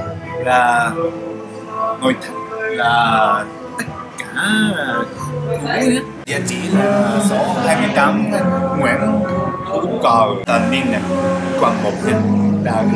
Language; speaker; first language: Vietnamese; non-native, fluent; Japanese